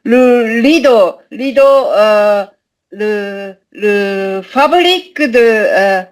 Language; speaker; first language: French; non-native, learner; Japanese